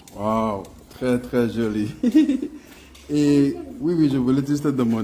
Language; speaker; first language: French; non-native, local second language; English